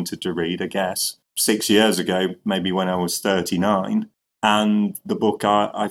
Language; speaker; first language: English; native; English